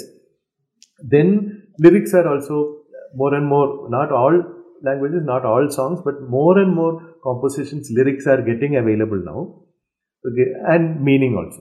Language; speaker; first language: English; non-native, local second language; Malayalam